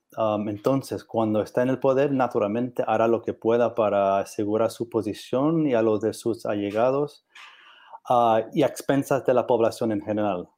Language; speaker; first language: Spanish; non-native, learner; English